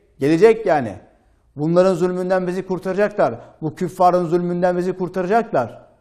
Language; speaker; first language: Turkish; native; Turkish